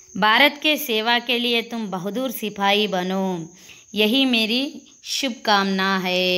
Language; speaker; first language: Hindi; non-native, local second language; Telugu